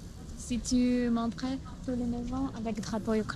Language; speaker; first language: French; non-native, learner; Ukrainian